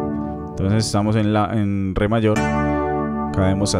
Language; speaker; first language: Spanish; native; Spanish